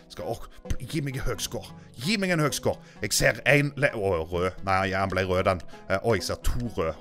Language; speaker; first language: Norwegian; native; Norwegian